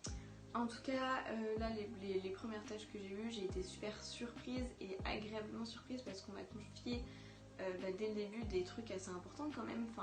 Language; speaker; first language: French; native; French